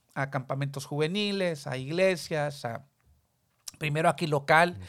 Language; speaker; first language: Spanish; early bilingual, heritage; Spanish